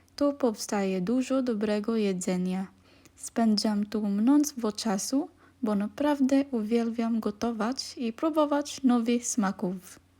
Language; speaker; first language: Polish; non-native, learner; Filipino